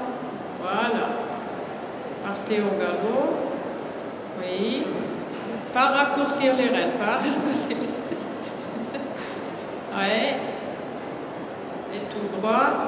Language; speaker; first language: French; non-native, fluent; German